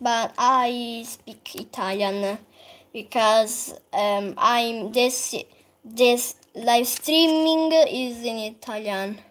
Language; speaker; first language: English; non-native, learner; Italian